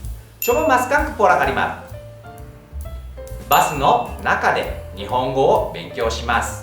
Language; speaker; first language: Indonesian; non-native, fluent; Japanese